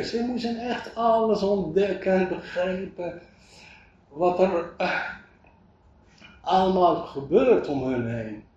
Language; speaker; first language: Dutch; non-native, fluent; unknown